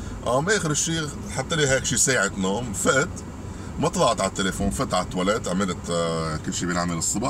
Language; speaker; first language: Arabic; native; Arabic